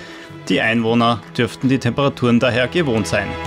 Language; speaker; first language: German; native; German